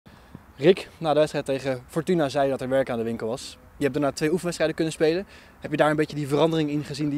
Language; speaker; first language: Dutch; native; Dutch